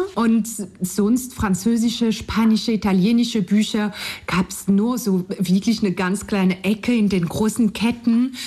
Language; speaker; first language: German; non-native, fluent; French